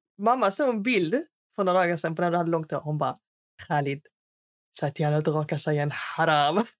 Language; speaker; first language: Swedish; non-native, fluent; Arabic